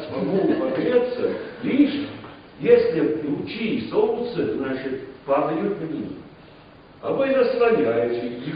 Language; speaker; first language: Russian; non-native, fluent; English